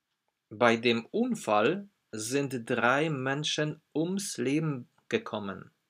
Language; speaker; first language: German; non-native, fluent; Polish